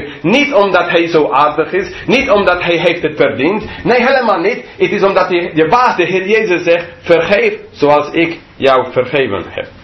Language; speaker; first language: Dutch; non-native, fluent; English